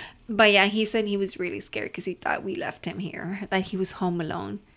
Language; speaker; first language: English; early bilingual, other home language; Spanish